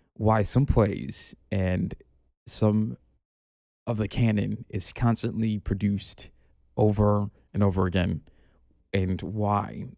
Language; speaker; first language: English; native; English